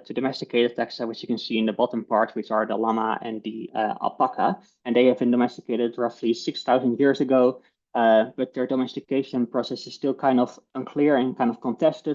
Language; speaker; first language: English; non-native, fluent; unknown